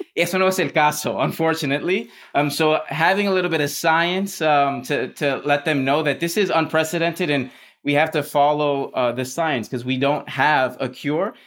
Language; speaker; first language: English; early bilingual, other home language; Spanish